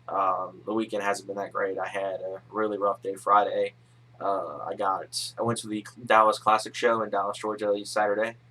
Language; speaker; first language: English; native; English